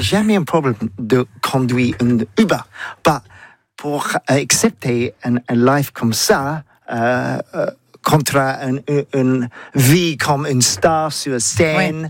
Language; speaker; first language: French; non-native, learner; English